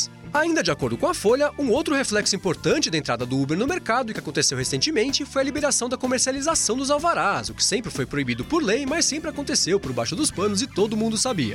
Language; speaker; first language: Portuguese; native; Portuguese